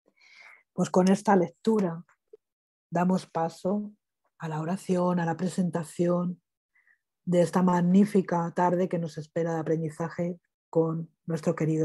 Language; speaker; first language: Spanish; native; Spanish